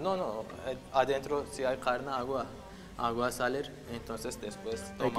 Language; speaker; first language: Spanish; non-native, learner; Turkish